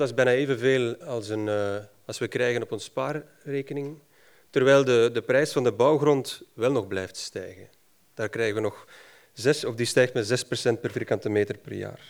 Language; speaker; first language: Dutch; native; Dutch